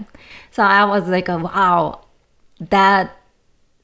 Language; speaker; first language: English; non-native, learner; Japanese